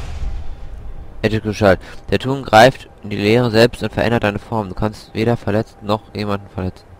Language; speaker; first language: German; native; German